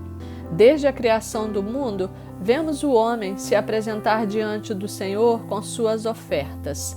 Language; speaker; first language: Portuguese; native; Portuguese